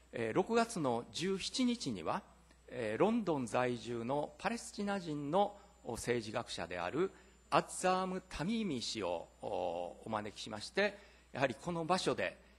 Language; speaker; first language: Japanese; native; Japanese